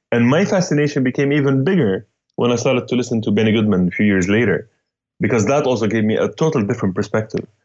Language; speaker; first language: English; non-native, fluent; Arabic